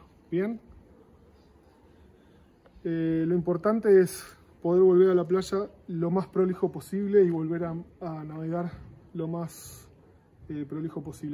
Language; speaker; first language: Spanish; native; Spanish